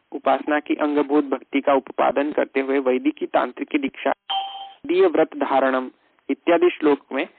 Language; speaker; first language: Hindi; non-native, local second language; Gujarati